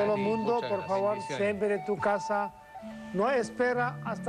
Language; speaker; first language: Spanish; non-native, learner; Tibetan